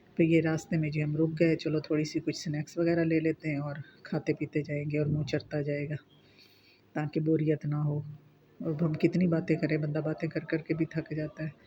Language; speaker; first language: Urdu; non-native, local second language; Saraiki